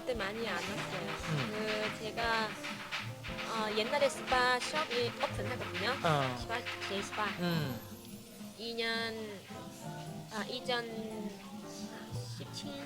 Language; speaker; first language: Korean; non-native, learner; Vietnamese